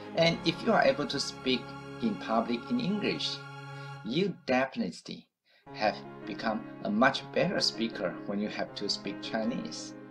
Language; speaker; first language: English; non-native, fluent; Chinese